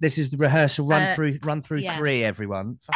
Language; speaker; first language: English; native; English